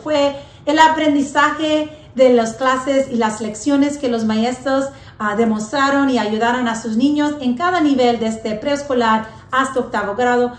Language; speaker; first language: Spanish; early bilingual, heritage; English